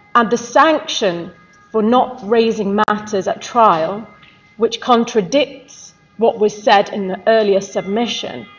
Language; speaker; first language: English; native; English